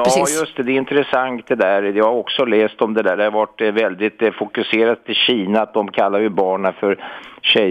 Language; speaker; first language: Swedish; native; Swedish